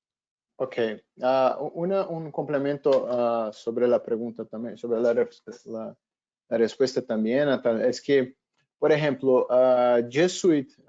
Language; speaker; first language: Spanish; non-native, fluent; Portuguese